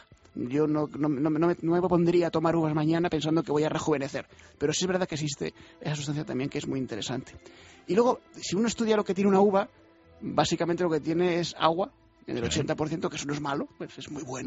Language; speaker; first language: Spanish; native; Spanish